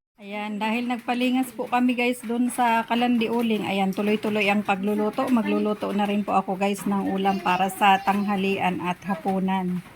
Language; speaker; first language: Filipino; non-native, local second language; Bikol